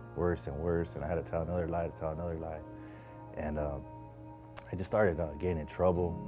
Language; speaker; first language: English; native; English